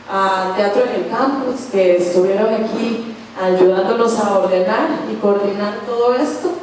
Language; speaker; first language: Spanish; native; Spanish